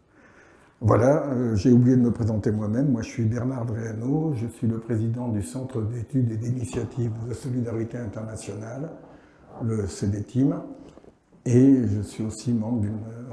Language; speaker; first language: French; native; French